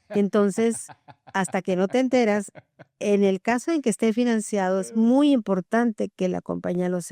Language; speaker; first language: Spanish; native; Spanish